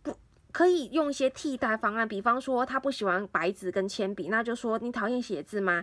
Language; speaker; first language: Chinese; native; Chinese